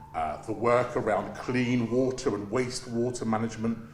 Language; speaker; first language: English; early bilingual, other home language; Turkish